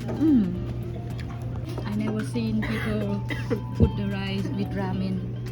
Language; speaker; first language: English; non-native, learner; Thai